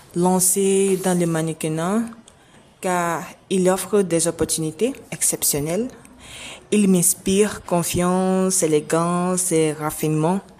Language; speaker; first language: French; non-native, learner; Igbo